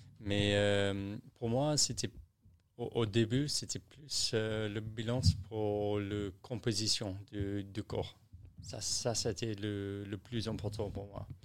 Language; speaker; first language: French; non-native, learner; English